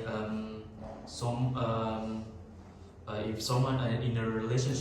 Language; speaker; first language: English; non-native, learner; Indonesian